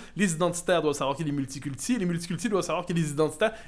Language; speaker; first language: French; native; French